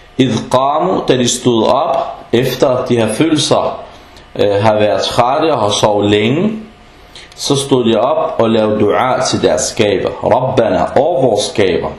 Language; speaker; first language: Danish; non-native, fluent; Arabic